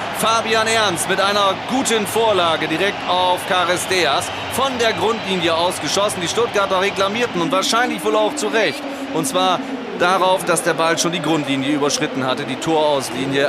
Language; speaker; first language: German; native; German